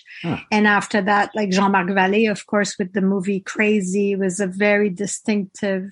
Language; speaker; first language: English; non-native, fluent; French